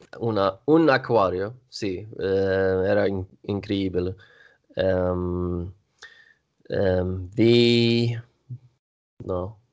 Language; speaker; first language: Italian; non-native, learner; Swedish